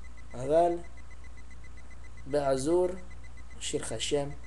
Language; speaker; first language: Hebrew; non-native, learner; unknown